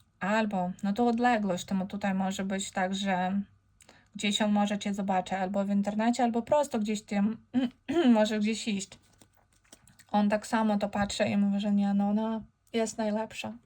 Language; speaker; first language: Polish; non-native, fluent; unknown